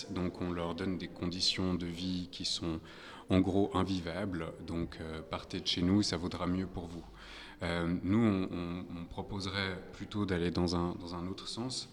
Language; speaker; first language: French; native; French